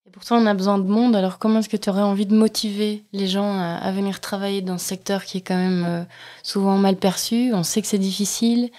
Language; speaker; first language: French; native; French